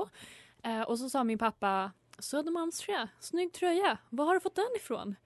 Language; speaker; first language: Swedish; native; Swedish